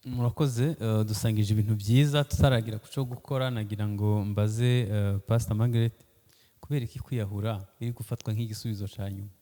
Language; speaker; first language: Kinyarwanda; early bilingual, heritage; Kinyarwanda